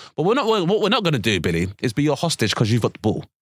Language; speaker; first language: English; native; English